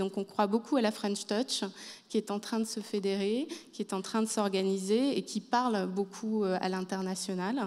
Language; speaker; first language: French; native; French